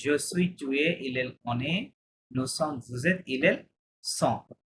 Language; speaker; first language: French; non-native, fluent; Bangla